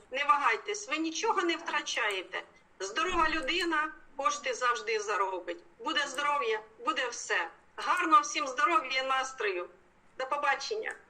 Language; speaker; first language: Ukrainian; native; Ukrainian